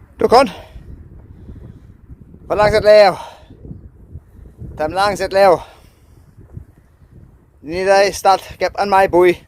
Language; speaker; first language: Thai; non-native, learner; German